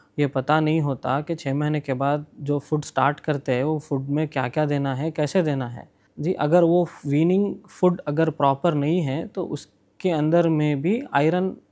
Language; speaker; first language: Hindi; non-native, local second language; Urdu